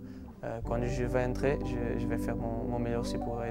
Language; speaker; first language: French; non-native, learner; Portuguese